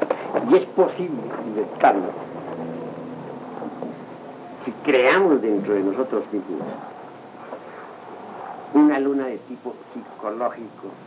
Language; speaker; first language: Spanish; native; Spanish